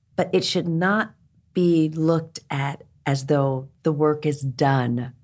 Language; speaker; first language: English; early bilingual, other home language; Krio